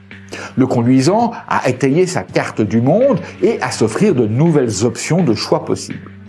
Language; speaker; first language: French; native; French